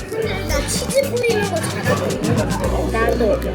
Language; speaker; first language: Korean; early bilingual, heritage; Korean